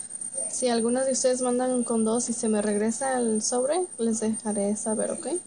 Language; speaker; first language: Spanish; early bilingual, heritage; Spanish